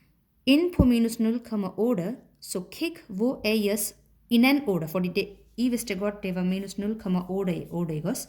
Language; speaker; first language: Danish; non-native, fluent; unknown